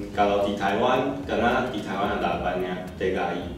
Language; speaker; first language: Indonesian; non-native, learner; Chinese